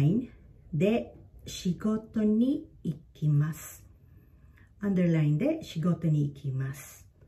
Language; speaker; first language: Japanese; non-native, fluent; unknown